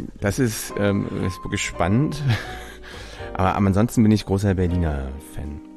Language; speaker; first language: German; native; German